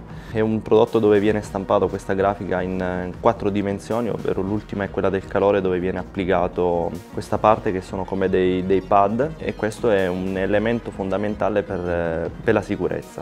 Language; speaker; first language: Italian; native; Italian